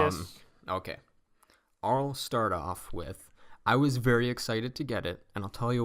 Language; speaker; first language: English; native; English